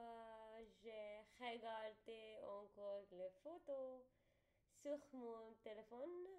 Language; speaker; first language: French; non-native, learner; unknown